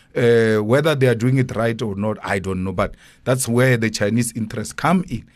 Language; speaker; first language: English; non-native, local second language; Northern Sotho